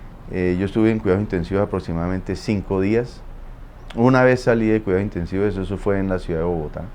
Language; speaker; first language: Spanish; native; Spanish